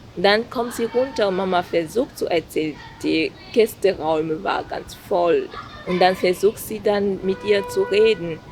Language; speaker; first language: German; non-native, fluent; French